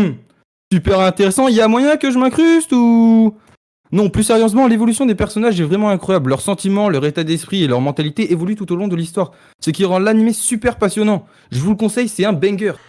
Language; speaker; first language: French; native; French